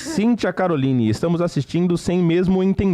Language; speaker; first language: Portuguese; native; Portuguese